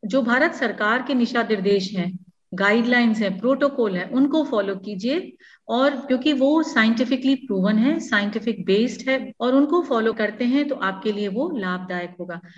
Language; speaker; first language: Hindi; native; Hindi